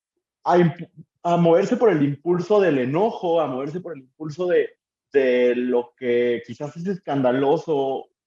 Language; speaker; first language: Spanish; native; Spanish